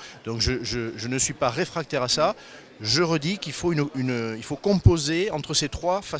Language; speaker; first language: French; native; French